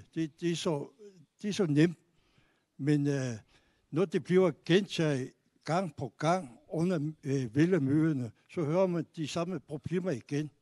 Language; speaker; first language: Danish; non-native, local second language; Kalaallisut